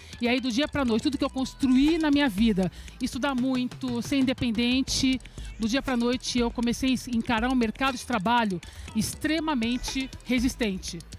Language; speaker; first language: Portuguese; early bilingual, other home language; Serbian